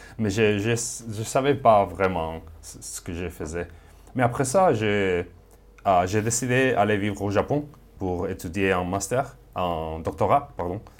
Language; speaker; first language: French; non-native, fluent; Spanish